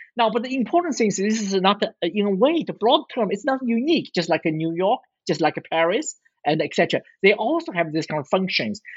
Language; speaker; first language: English; non-native, fluent; Chinese